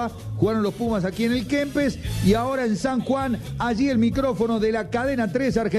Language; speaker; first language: Spanish; native; Spanish